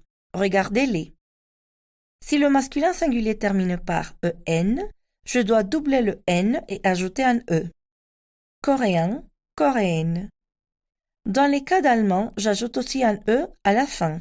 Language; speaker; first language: French; non-native, fluent; Spanish